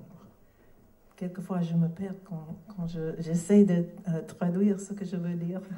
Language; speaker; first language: French; non-native, learner; English